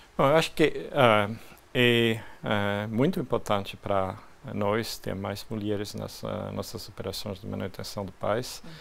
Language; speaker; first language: Portuguese; non-native, fluent; French